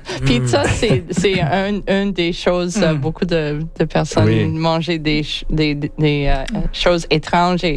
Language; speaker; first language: French; non-native, learner; English